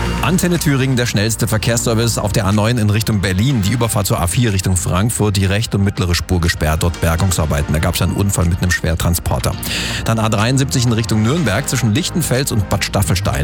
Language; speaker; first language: German; native; German